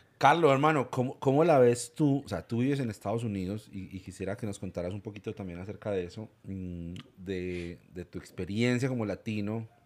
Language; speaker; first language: Spanish; native; Spanish